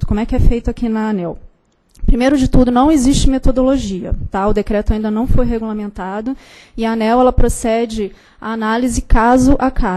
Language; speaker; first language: Portuguese; native; Portuguese